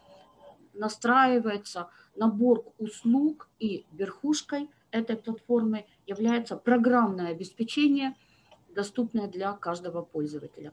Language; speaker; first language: Russian; native; Russian